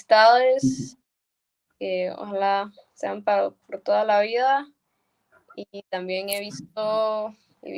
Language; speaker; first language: Spanish; early bilingual, heritage; Spanish